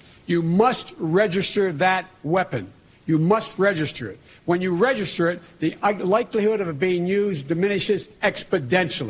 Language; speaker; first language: English; native; English